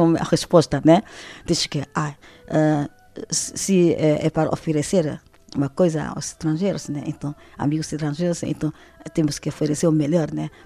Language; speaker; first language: Portuguese; non-native, fluent; Chinese